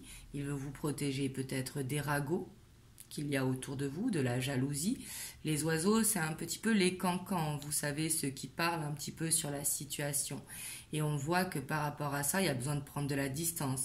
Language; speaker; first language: French; native; French